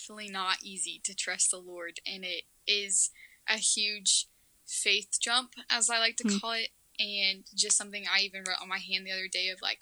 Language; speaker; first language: English; native; English